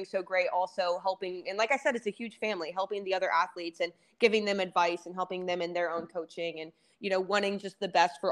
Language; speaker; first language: English; native; English